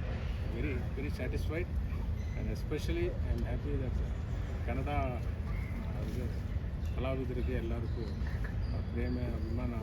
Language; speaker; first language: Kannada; non-native, learner; Telugu